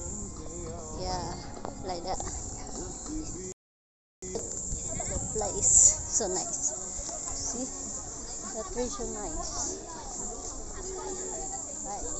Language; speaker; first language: English; non-native, learner; Filipino